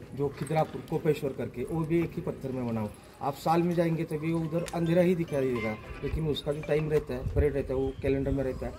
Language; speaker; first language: Hindi; non-native, local second language; Marathi